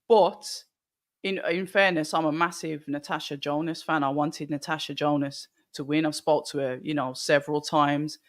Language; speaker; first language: English; native; English